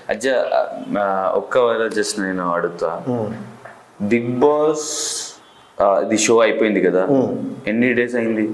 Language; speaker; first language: Telugu; non-native, local second language; Urdu